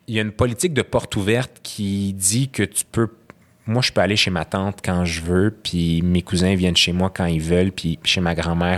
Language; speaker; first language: French; native; French